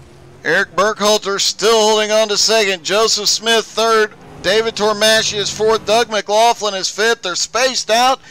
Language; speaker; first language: English; native; English